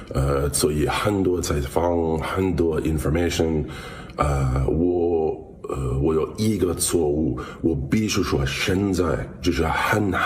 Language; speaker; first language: Chinese; non-native, learner; English